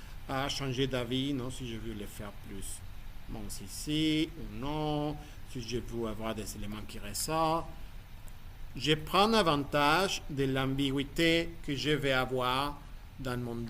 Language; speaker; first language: French; non-native, fluent; Spanish